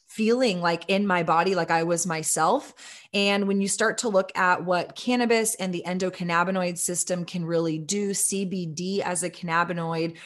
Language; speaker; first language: English; native; English